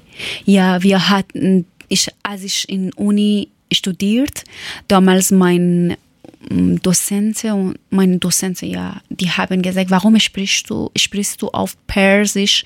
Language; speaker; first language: German; non-native, learner; Persian